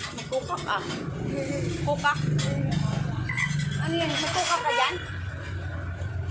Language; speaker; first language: Filipino; non-native, local second language; Cebuano